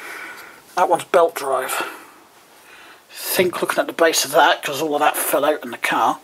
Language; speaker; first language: English; native; English